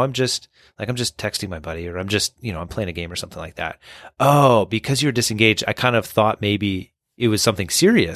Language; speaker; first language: English; native; English